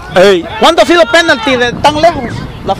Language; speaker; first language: Spanish; native; Spanish